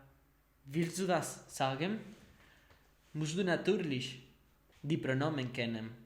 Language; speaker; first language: German; non-native, learner; Spanish